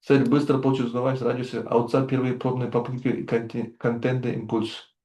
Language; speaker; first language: Russian; non-native, local second language; Kyrgyz